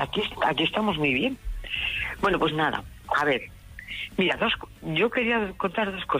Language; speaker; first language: Spanish; native; Spanish